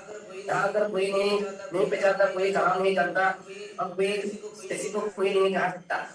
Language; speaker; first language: Hindi; non-native, learner; Rohingya